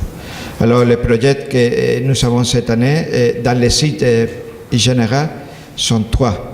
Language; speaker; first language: French; non-native, learner; Spanish